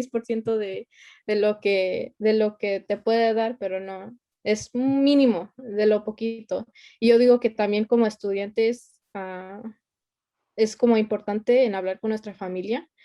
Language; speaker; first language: Spanish; early bilingual, heritage; Spanish